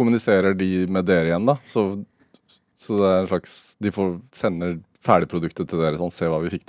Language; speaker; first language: Norwegian; native; Norwegian